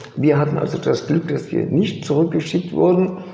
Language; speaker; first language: German; early bilingual, other home language; French